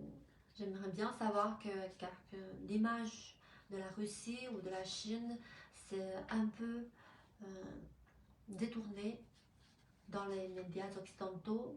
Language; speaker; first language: French; non-native, fluent; Chinese